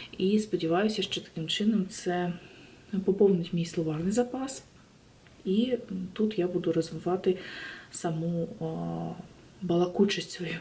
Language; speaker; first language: Ukrainian; non-native, local second language; Russian